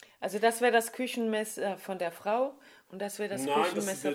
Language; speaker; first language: German; native; German